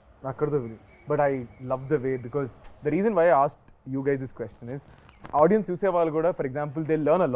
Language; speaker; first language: Telugu; native; Telugu